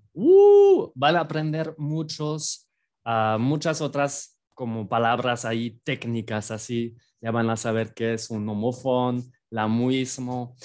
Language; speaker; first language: Spanish; non-native, fluent; French